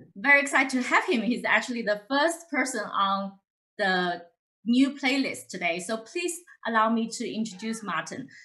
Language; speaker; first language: English; non-native, fluent; Chinese